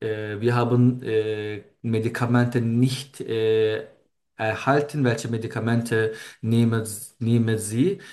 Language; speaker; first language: German; non-native, learner; Turkish